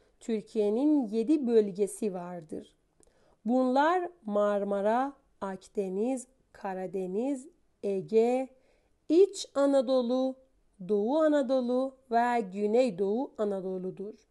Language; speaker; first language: Turkish; non-native, fluent; Persian